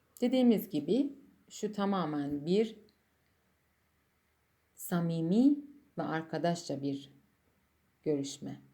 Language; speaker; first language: Turkish; non-native, fluent; Persian